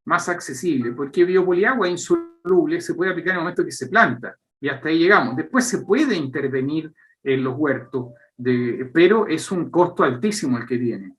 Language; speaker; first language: Spanish; native; Spanish